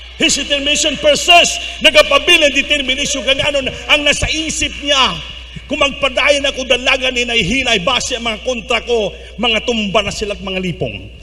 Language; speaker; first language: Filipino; non-native, local second language; Cebuano